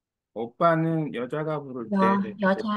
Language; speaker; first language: Korean; native; Korean